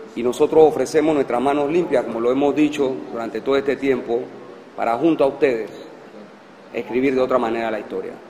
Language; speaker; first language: Spanish; native; Spanish